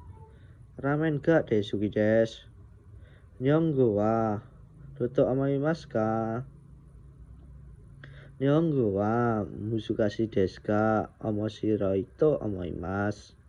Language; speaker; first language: Japanese; non-native, learner; Indonesian